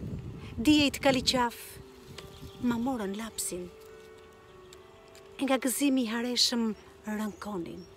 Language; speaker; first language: Albanian; native; Albanian